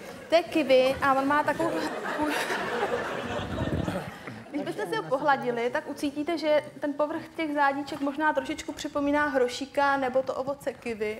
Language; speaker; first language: Czech; native; Czech